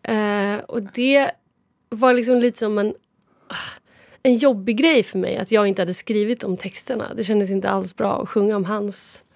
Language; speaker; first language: Swedish; native; Swedish